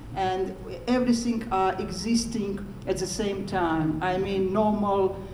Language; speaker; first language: English; non-native, learner; Russian